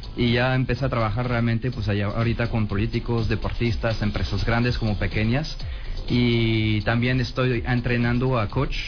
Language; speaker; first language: Spanish; non-native, fluent; French